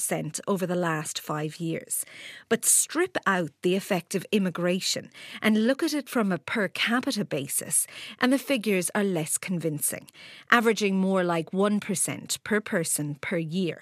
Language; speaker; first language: English; native; English